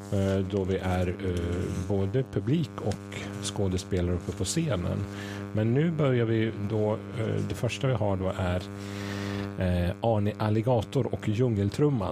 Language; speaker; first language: Swedish; native; Swedish